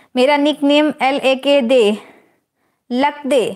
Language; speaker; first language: Hindi; native; Hindi